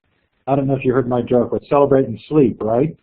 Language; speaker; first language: English; native; English